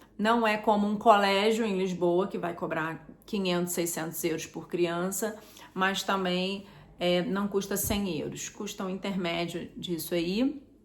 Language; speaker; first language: Portuguese; native; Portuguese